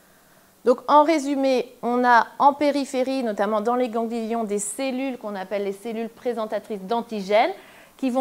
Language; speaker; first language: French; native; French